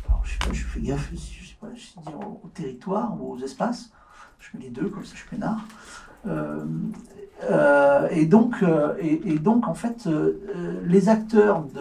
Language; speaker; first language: French; native; French